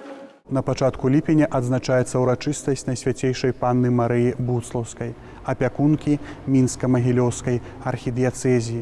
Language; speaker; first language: Belarusian; native; Belarusian